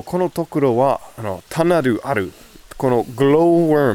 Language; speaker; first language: Japanese; non-native, learner; English